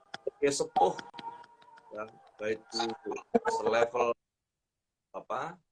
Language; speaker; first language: Indonesian; non-native, local second language; Javanese